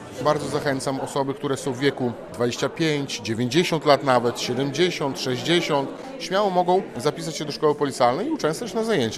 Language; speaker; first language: Polish; native; Polish